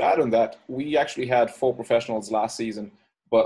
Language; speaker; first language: English; native; English